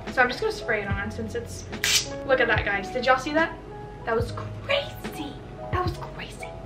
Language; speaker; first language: English; native; English